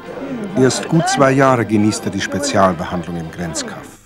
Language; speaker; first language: German; native; German